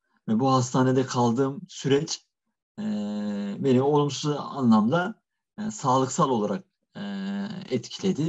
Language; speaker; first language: Turkish; native; Turkish